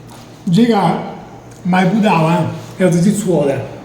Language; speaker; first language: Chinese; non-native, fluent; Italian